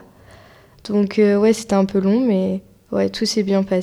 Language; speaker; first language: French; native; French